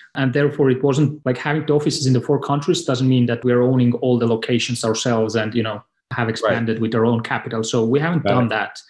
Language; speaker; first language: English; non-native, fluent; Estonian